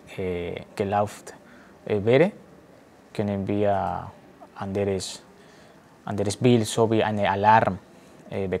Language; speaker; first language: German; non-native, learner; Spanish